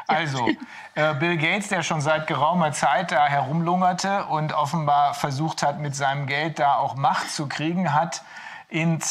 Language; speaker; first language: German; native; German